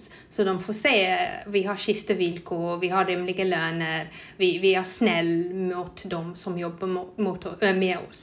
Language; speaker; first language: Swedish; non-native, fluent; English